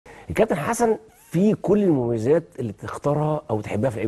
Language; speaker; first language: Arabic; native; Arabic